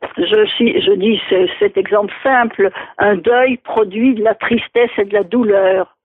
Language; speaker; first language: French; native; French